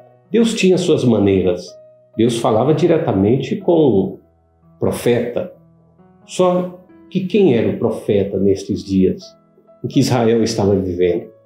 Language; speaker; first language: Portuguese; native; Portuguese